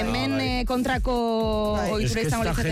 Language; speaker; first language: Basque; native; Basque